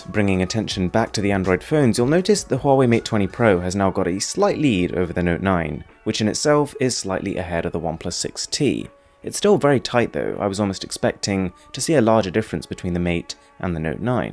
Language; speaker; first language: English; native; English